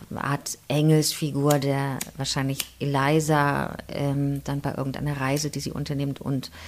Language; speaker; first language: German; native; German